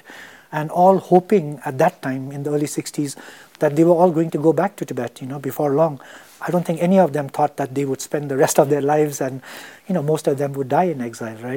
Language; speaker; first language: English; non-native, local second language; Tibetan